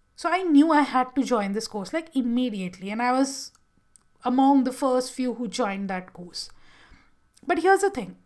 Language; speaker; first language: English; non-native, local second language; Gujarati